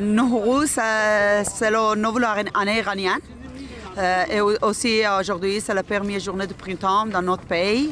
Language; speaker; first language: French; non-native, local second language; Persian